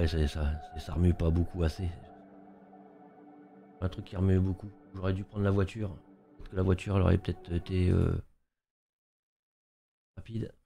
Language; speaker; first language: French; native; French